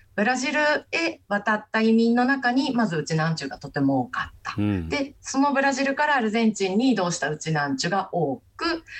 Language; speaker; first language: Japanese; native; Japanese